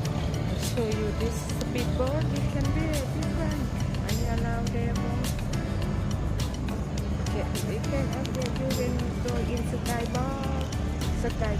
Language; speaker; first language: English; non-native, learner; Thai